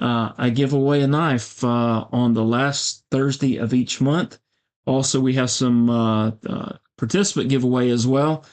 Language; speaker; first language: English; native; English